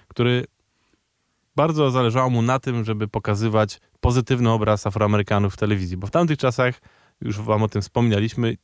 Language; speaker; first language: Polish; native; Polish